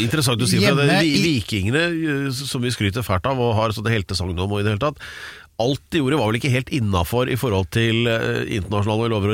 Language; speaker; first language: Norwegian; native; Norwegian